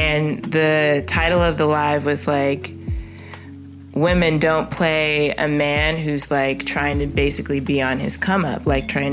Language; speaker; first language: English; native; English